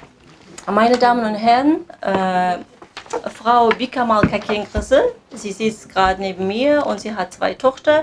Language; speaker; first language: German; non-native, fluent; Kazakh